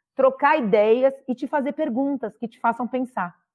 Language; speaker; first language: Portuguese; native; Portuguese